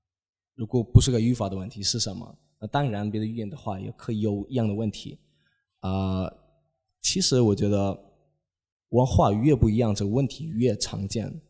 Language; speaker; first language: Chinese; non-native, fluent; Polish